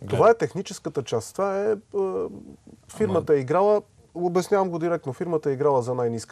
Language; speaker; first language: Bulgarian; native; Bulgarian